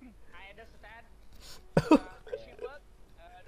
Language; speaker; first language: English; non-native, learner; Thai